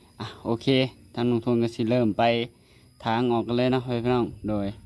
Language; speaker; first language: Thai; non-native, local second language; Lao